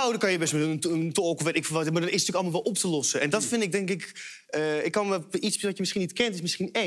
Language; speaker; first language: Dutch; native; Dutch